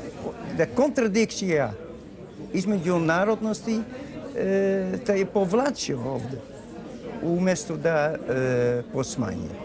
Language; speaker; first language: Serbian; non-native, learner; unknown